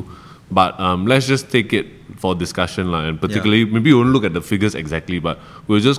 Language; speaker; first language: English; non-native, local second language; Chinese